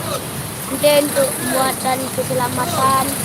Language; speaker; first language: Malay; non-native, local second language; Minangkabau